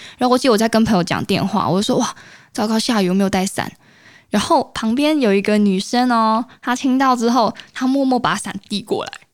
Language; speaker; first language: Chinese; native; Chinese